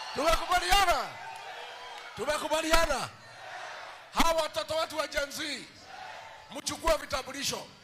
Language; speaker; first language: Swahili; non-native, local second language; Kikuyu